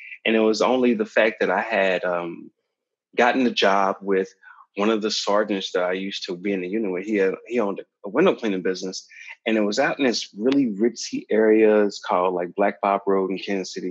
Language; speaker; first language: English; native; English